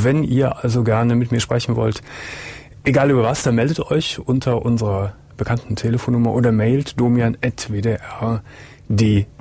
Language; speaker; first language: German; native; German